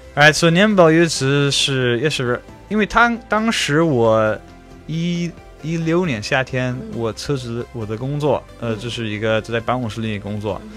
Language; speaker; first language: Chinese; non-native, fluent; English